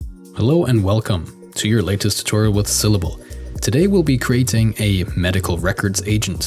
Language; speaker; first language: English; native; English